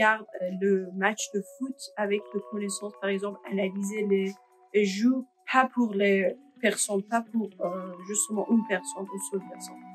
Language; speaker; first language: French; non-native, learner; Persian